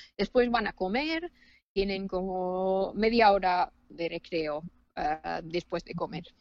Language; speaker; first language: Spanish; non-native, fluent; Finnish